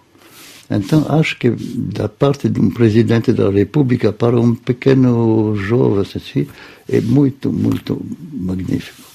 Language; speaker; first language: Portuguese; non-native, fluent; French